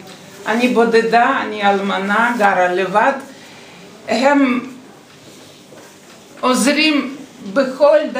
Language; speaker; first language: Hebrew; non-native, fluent; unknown